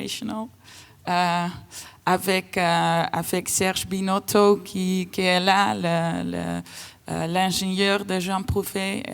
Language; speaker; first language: French; non-native, fluent; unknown